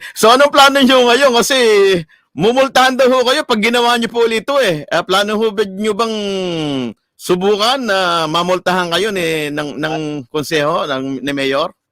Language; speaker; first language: Filipino; native; Filipino